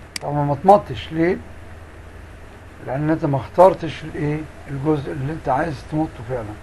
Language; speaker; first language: Arabic; native; Arabic